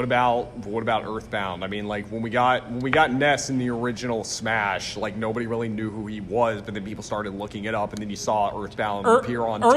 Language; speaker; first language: English; native; English